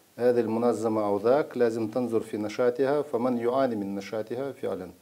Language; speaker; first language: Arabic; non-native, fluent; Russian